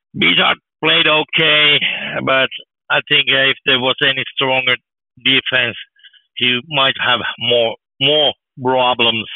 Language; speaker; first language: English; non-native, fluent; Finnish